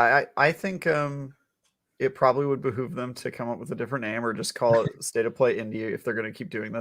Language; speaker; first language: English; native; English